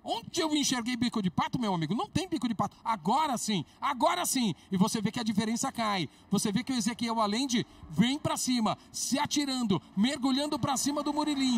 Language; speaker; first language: Portuguese; native; Portuguese